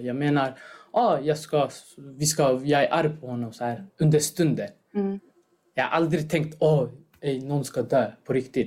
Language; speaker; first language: Swedish; non-native, fluent; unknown